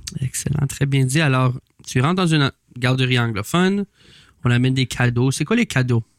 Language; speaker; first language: French; native; French